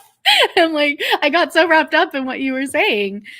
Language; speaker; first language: English; native; English